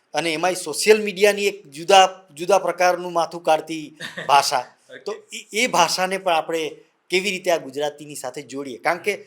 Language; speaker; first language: Gujarati; non-native, local second language; Vasavi